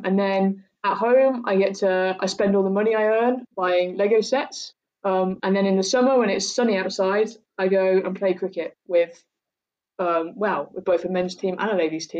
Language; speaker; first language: English; native; English